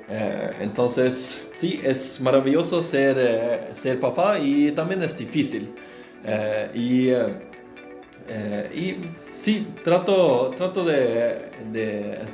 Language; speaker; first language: Spanish; non-native, fluent; Norwegian